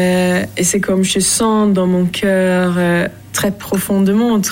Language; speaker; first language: French; non-native, fluent; Swedish